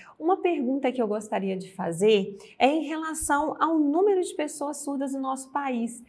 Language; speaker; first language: Portuguese; native; Portuguese